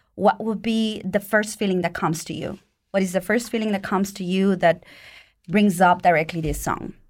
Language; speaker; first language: English; non-native, fluent; Spanish